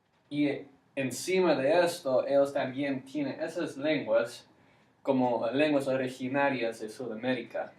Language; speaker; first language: Spanish; non-native, fluent; English